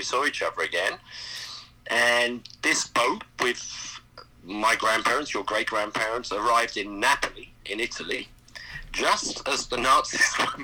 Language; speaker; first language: English; native; English